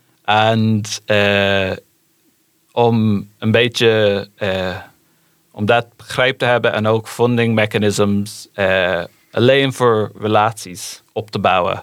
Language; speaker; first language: Dutch; non-native, fluent; English